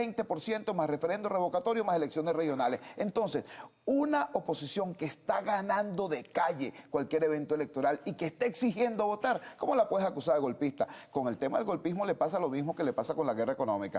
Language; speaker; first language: Spanish; native; Spanish